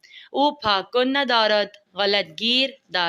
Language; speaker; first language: Persian; non-native, fluent; Urdu